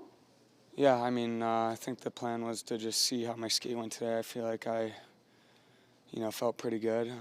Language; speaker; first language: English; native; English